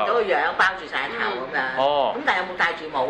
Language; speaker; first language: Chinese; non-native, learner; Indonesian